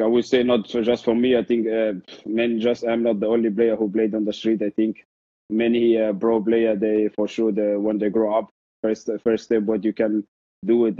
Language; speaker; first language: English; non-native, fluent; Arabic